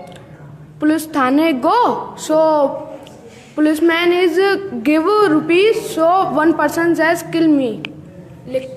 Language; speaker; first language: English; non-native, local second language; Hindi